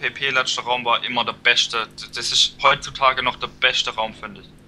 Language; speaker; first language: German; native; German